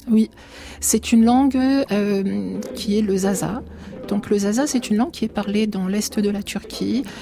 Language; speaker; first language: French; early bilingual, other home language; Arabic